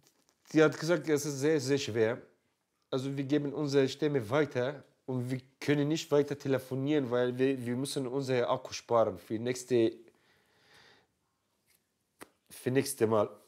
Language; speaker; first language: German; non-native, learner; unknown